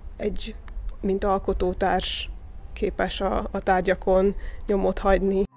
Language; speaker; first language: Hungarian; native; Hungarian